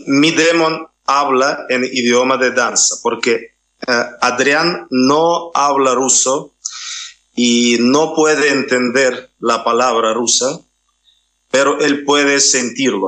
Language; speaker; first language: Spanish; non-native, fluent; Russian